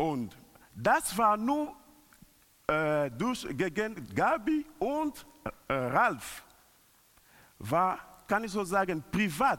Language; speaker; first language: German; non-native, learner; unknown